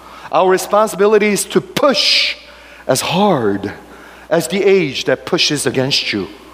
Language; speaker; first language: English; non-native, fluent; Korean